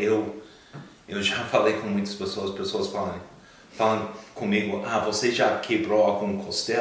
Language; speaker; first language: Portuguese; non-native, fluent; English